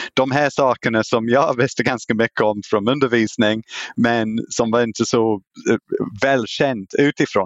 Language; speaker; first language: Swedish; non-native, fluent; English